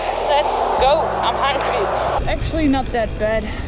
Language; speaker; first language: English; non-native, fluent; German